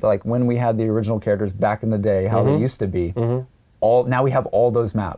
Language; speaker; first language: English; native; English